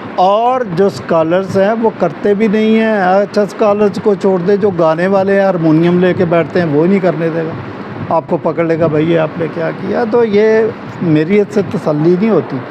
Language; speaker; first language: Urdu; non-native, local second language; Punjabi